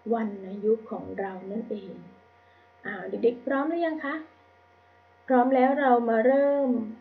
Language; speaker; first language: Thai; native; Thai